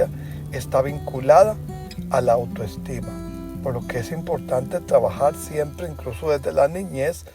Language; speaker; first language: Spanish; native; Spanish